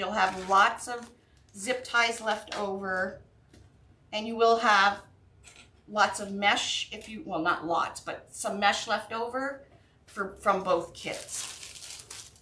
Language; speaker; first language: English; native; English